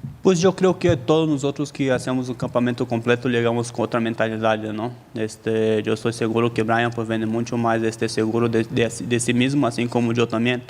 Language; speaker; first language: Spanish; native; Spanish